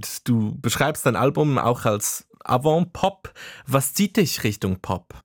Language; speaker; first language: German; native; German